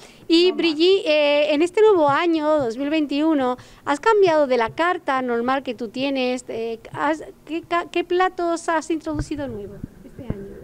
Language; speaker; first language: Spanish; native; Spanish